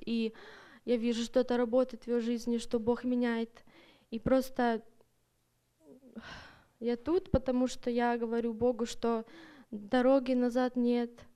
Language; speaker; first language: Russian; early bilingual, heritage; Russian